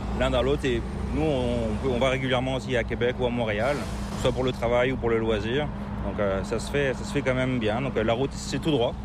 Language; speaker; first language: French; native; French